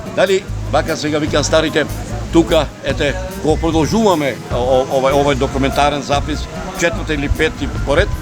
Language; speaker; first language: Macedonian; native; Macedonian